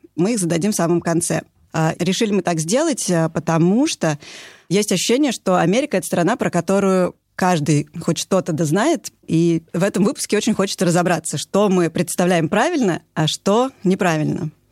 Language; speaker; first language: Russian; native; Russian